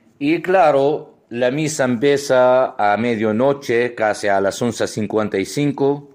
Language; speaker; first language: Spanish; non-native, fluent; Arabic